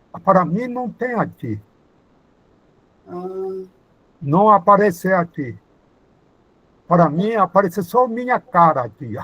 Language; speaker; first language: Portuguese; non-native, fluent; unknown